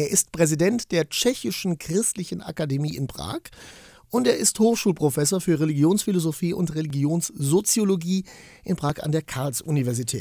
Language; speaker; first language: German; native; German